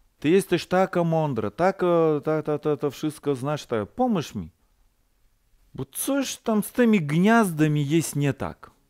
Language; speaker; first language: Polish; non-native, fluent; Ukrainian